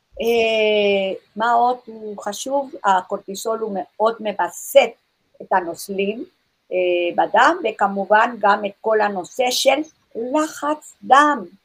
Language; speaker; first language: Hebrew; non-native, fluent; English